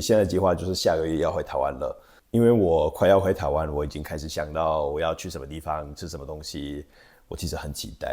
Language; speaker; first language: Chinese; non-native, fluent; English